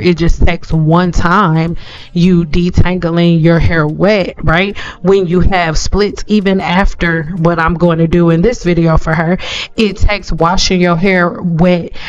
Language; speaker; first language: English; native; English